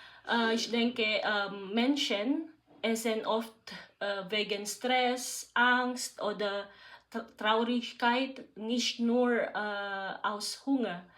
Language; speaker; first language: German; non-native, learner; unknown